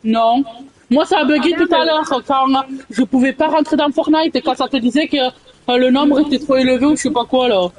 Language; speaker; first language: French; native; French